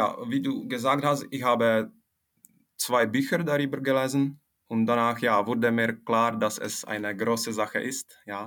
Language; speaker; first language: German; non-native, fluent; Czech